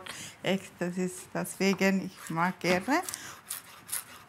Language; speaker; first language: German; non-native, learner; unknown